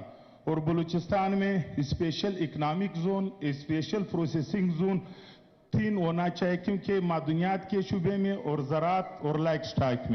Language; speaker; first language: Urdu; non-native, local second language; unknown